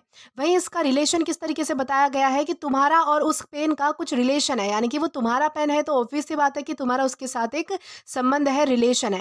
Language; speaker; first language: Hindi; native; Hindi